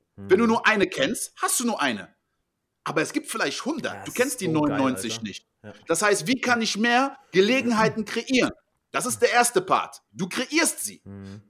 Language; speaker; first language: German; non-native, fluent; French